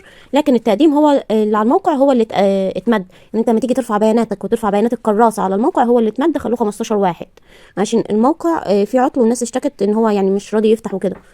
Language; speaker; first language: Arabic; native; Arabic